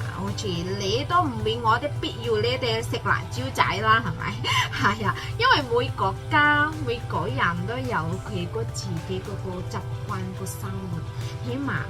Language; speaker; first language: Cantonese; non-native, fluent; Indonesian